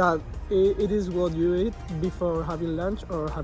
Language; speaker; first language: English; non-native, learner; Spanish